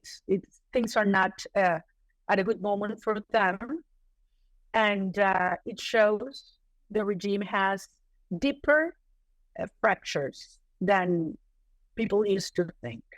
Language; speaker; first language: English; non-native, fluent; Spanish